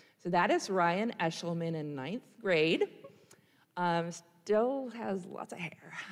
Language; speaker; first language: English; native; English